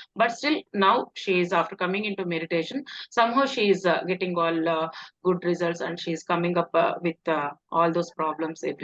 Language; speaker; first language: English; non-native, local second language; Kannada